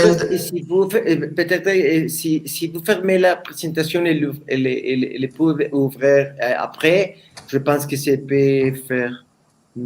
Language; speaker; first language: French; non-native, learner; Spanish